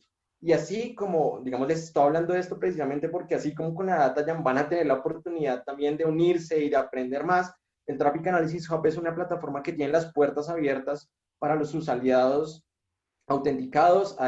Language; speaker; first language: Spanish; native; Spanish